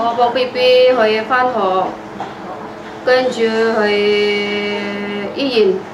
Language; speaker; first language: Cantonese; non-native, learner; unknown